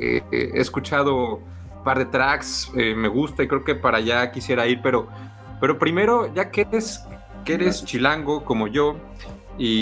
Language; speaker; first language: Spanish; native; Spanish